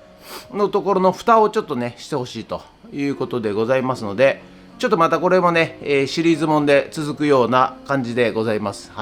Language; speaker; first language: Japanese; native; Japanese